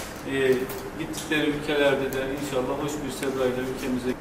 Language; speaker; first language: Turkish; native; Turkish